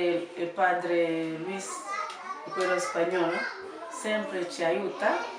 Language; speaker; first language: Italian; non-native, learner; French